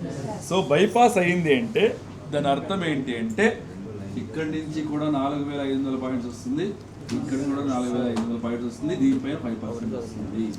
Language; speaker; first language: Telugu; native; Telugu